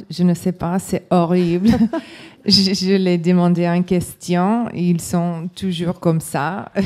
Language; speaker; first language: French; non-native, learner; English